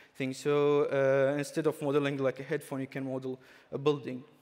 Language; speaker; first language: English; non-native, fluent; Arabic